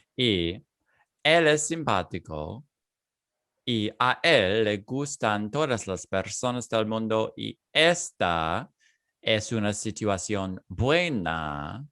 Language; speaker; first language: Spanish; non-native, fluent; English